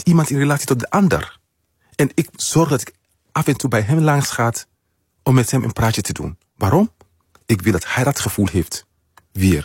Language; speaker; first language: Dutch; non-native, fluent; Mandingo